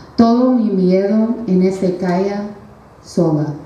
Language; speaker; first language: Spanish; non-native, learner; English